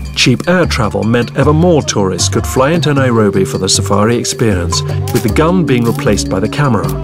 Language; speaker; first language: English; native; English